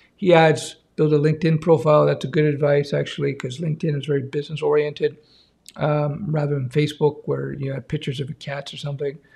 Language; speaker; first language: English; native; English